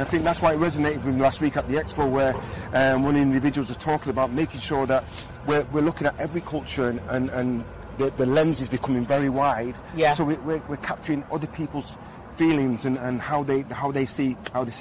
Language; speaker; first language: English; native; English